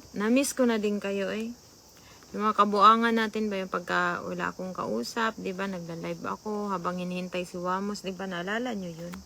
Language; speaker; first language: Filipino; non-native, local second language; Cebuano